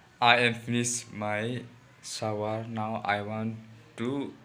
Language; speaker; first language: English; non-native, learner; Hindi